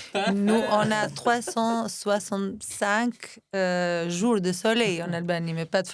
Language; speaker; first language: French; non-native, fluent; Albanian